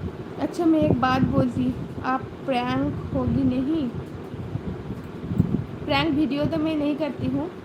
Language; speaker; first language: Hindi; non-native, fluent; Bangla